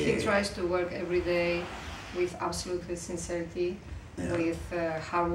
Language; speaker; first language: English; non-native, learner; Spanish